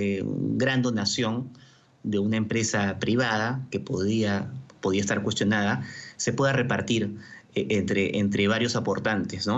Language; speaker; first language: Spanish; native; Spanish